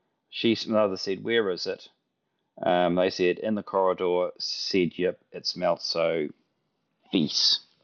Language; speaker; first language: English; native; English